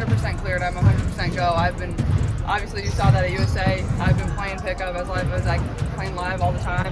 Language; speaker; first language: English; native; English